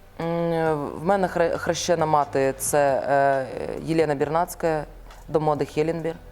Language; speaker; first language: Ukrainian; non-native, local second language; Russian